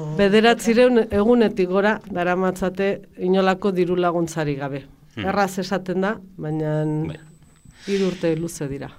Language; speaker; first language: Basque; native; Basque